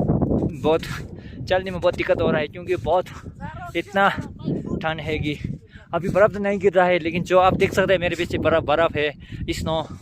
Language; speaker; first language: Hindi; non-native, fluent; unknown